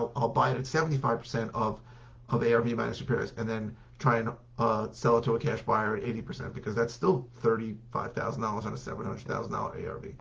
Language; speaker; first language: English; native; English